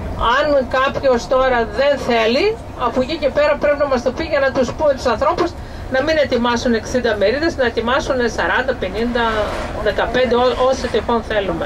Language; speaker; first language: Greek; native; Greek